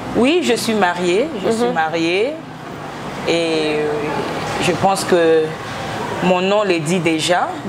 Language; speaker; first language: French; non-native, local second language; Lingala